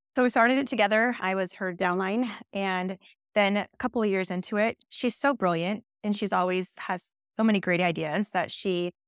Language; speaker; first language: English; native; English